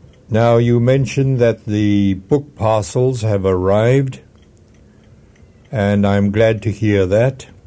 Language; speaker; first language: English; non-native, fluent; Swedish